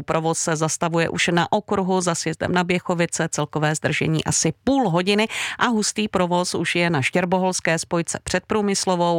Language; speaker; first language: Czech; native; Czech